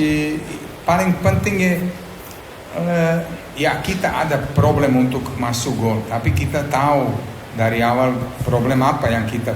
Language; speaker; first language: Indonesian; non-native, fluent; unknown